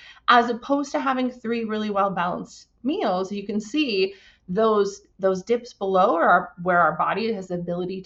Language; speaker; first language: English; native; English